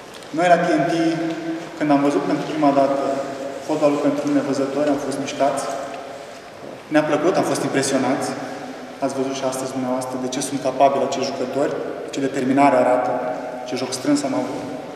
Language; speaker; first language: Romanian; native; Romanian